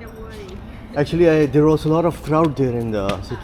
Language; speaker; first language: English; non-native, local second language; Urdu